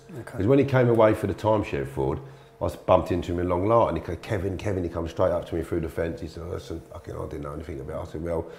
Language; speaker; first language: English; native; English